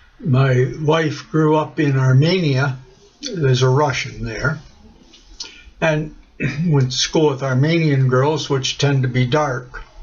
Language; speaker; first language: English; native; English